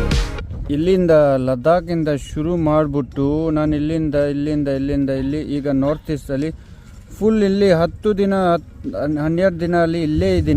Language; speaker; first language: Kannada; non-native, fluent; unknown